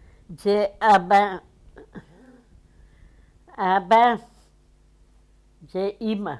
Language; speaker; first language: Hebrew; non-native, fluent; Yiddish